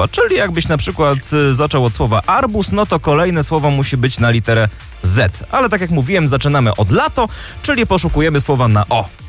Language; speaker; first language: Polish; native; Polish